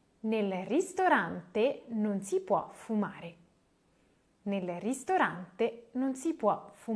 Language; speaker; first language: Italian; non-native, fluent; French